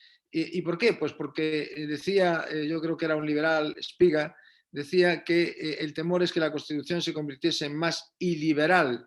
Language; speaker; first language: Spanish; native; Spanish